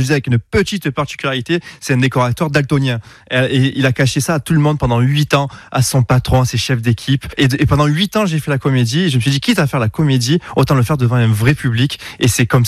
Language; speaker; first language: French; native; French